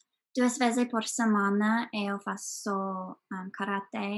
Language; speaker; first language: Portuguese; non-native, learner; English